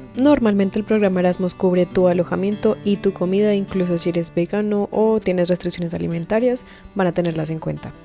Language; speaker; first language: Spanish; native; Spanish